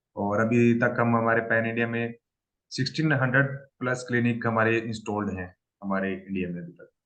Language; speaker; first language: Hindi; native; Hindi